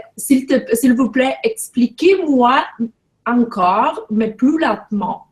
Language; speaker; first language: French; non-native, fluent; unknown